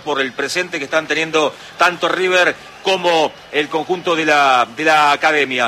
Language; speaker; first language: Spanish; native; Spanish